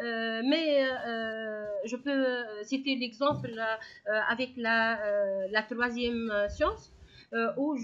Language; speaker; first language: French; non-native, local second language; Arabic